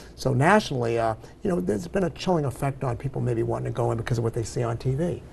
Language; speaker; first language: English; native; English